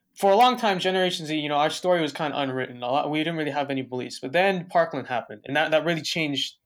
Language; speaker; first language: English; native; English